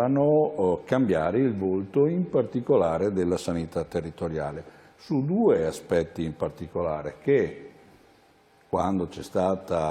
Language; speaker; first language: Italian; native; Italian